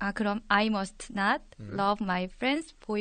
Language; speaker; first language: English; non-native, learner; Korean